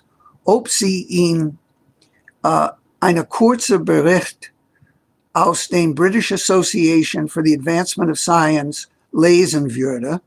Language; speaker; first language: German; non-native, fluent; English